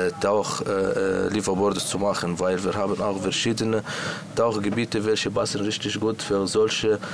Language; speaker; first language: German; non-native, learner; Arabic